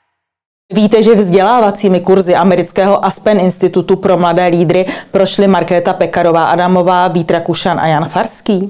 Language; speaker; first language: Czech; native; Czech